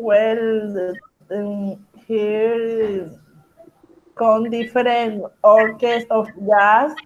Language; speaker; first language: English; non-native, learner; Spanish